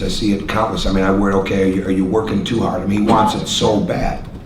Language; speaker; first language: English; native; English